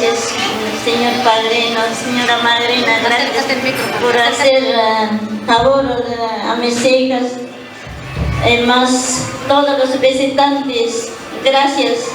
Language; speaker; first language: Spanish; non-native, local second language; Quechua